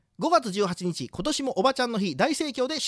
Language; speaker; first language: Japanese; native; Japanese